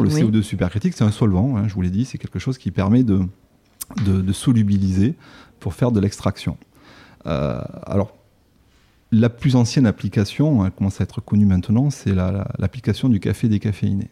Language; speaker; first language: French; native; French